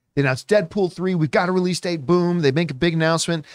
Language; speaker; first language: English; native; English